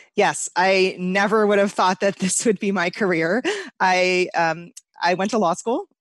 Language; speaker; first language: English; native; English